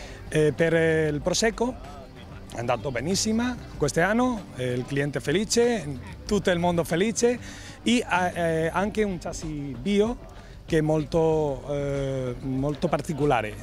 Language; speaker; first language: Italian; non-native, fluent; Spanish